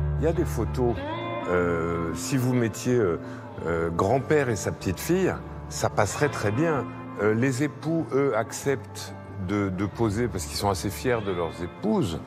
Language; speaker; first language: French; native; French